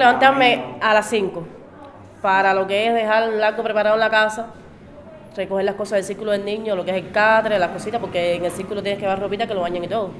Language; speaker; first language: Spanish; native; Spanish